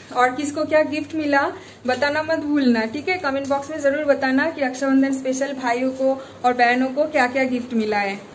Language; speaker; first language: Hindi; non-native, local second language; Bangla